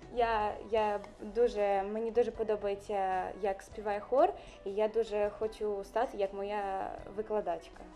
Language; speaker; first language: Ukrainian; non-native, local second language; Russian